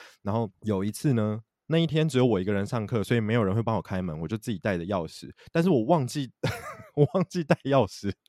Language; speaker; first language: Chinese; native; Chinese